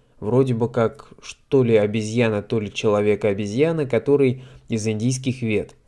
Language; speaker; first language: Russian; native; Russian